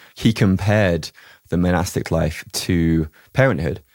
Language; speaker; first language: English; native; English